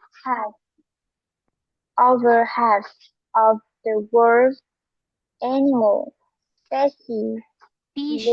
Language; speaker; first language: English; non-native, learner; Vietnamese